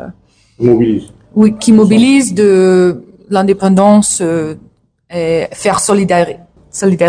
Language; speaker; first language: French; non-native, learner; English